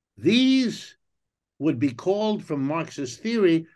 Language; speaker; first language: English; native; English